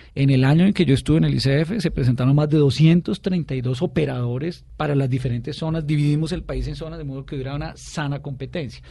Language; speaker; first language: Spanish; native; Spanish